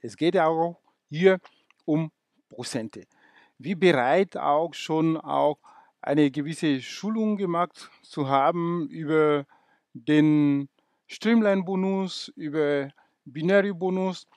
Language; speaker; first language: German; non-native, fluent; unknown